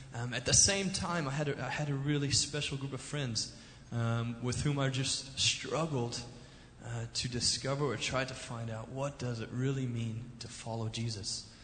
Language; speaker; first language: English; early bilingual, other home language; German